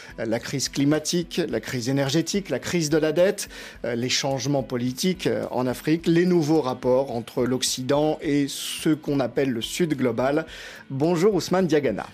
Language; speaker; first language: French; native; French